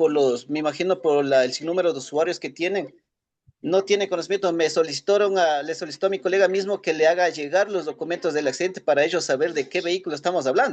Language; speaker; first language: Spanish; native; Spanish